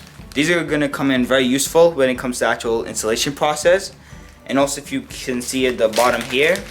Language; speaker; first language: English; native; English